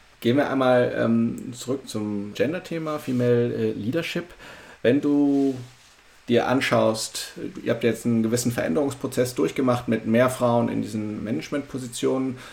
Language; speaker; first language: German; native; German